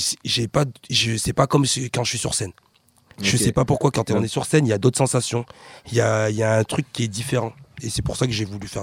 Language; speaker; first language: French; native; French